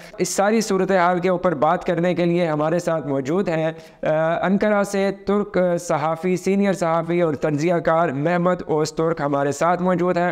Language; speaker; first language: Urdu; native; Urdu